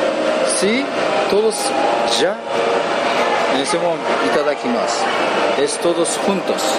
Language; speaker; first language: Spanish; non-native, learner; Japanese